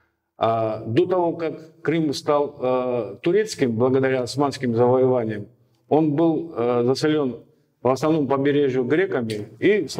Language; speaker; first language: Russian; native; Russian